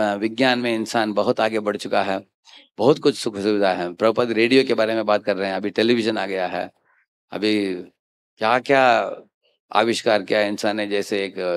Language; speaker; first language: Hindi; native; Hindi